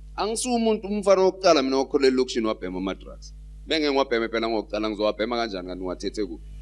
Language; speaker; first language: Zulu; native; Zulu